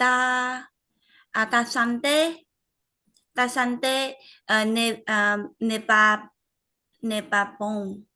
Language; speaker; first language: French; non-native, learner; Vietnamese